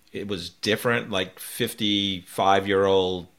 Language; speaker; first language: English; native; English